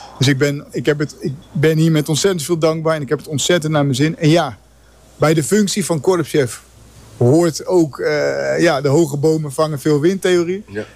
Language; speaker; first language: Dutch; native; Dutch